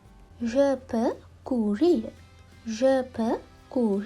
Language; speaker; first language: French; non-native, fluent; Sinhala